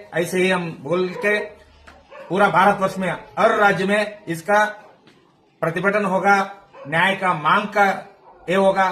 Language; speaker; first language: Hindi; non-native, local second language; Kannada